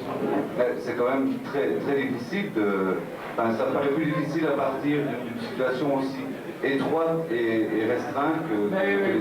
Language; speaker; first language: French; native; French